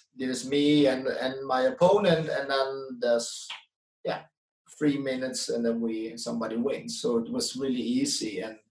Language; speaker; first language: English; non-native, fluent; Dutch